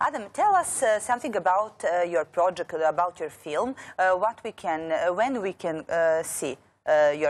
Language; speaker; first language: English; non-native, learner; Serbian